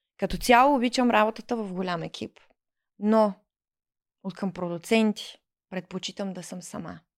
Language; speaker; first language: Bulgarian; early bilingual, heritage; Bulgarian